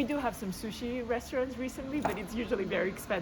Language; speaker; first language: English; non-native, fluent; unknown